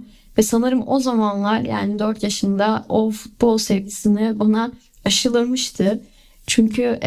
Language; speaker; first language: Turkish; early bilingual, heritage; Turkish